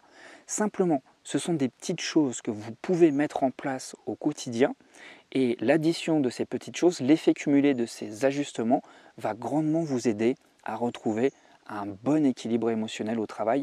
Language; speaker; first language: French; native; French